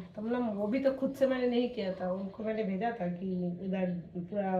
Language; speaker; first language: Hindi; non-native, local second language; Bangla